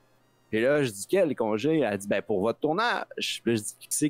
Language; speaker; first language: French; native; French